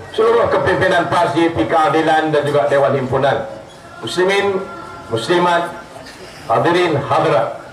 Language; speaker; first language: Malay; native; Malay